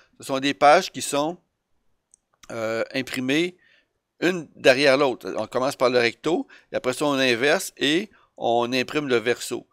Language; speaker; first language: French; native; French